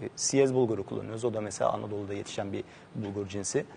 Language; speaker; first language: Turkish; native; Turkish